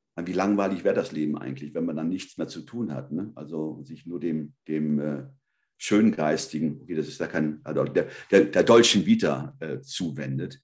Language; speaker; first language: German; early bilingual, other home language; Spanish